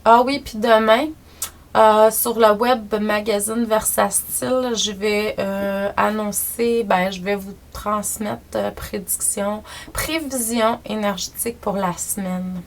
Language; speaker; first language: French; native; French